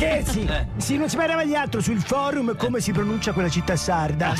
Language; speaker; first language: Italian; native; Italian